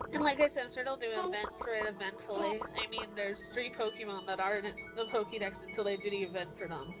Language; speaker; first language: English; native; English